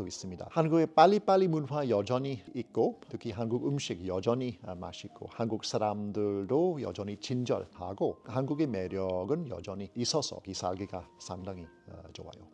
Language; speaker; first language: Korean; non-native, fluent; English